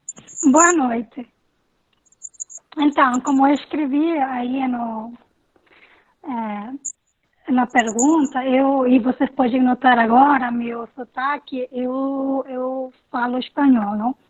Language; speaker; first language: Portuguese; non-native, fluent; Spanish